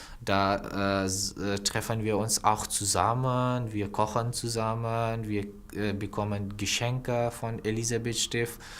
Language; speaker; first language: German; non-native, fluent; Pashto